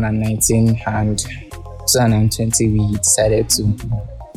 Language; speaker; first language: English; non-native, local second language; Yoruba